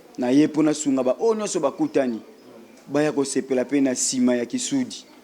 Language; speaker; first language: Lingala; non-native, local second language; Kongo